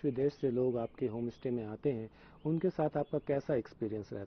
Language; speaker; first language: Hindi; native; Hindi